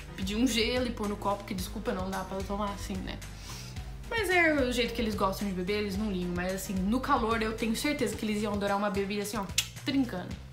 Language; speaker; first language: Portuguese; native; Portuguese